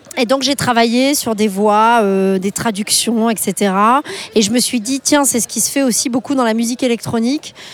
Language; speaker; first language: French; native; French